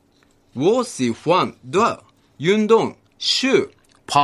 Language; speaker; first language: Chinese; non-native, learner; Japanese